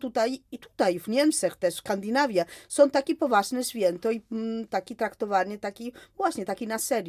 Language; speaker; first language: Polish; non-native, fluent; Spanish